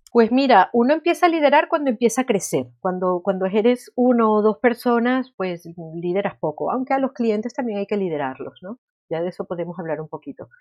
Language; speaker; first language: Spanish; native; Spanish